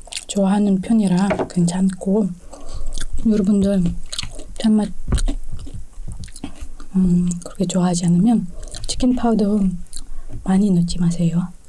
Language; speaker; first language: Korean; non-native, learner; Indonesian